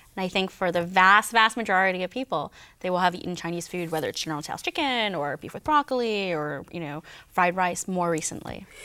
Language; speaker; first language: English; native; English